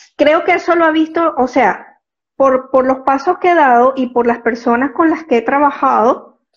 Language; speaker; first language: Spanish; native; Spanish